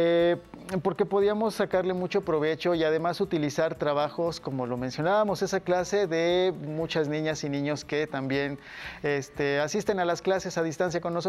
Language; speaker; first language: Spanish; native; Spanish